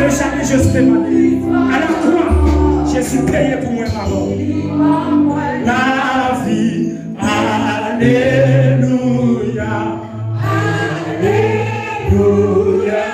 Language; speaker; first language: French; non-native, learner; Haitian Creole